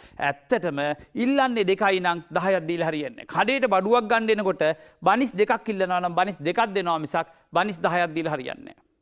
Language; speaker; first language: Sinhala; native; Sinhala